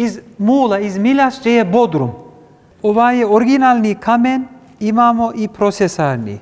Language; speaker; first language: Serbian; early bilingual, heritage; Turkish